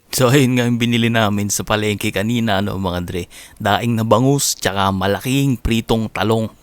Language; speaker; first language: Filipino; native; Filipino